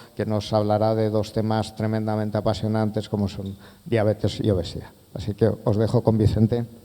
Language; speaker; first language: Spanish; non-native, local second language; Catalan